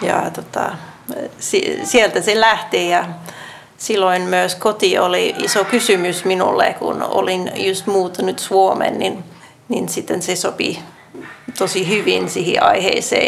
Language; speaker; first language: Finnish; non-native, fluent; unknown